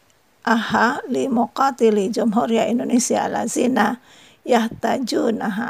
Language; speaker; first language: Arabic; non-native, fluent; Indonesian